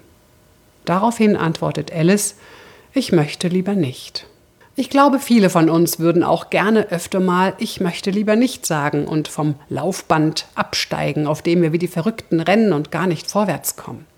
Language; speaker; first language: German; native; German